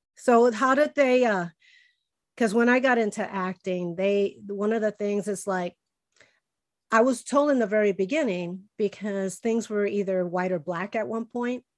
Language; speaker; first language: English; early bilingual, other home language; Spanish